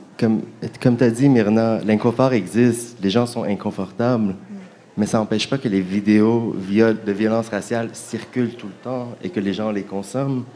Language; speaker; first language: French; native; French